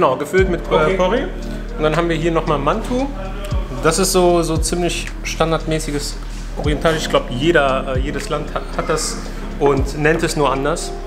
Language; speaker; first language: German; early bilingual, other home language; Persian